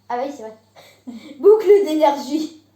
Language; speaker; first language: French; native; French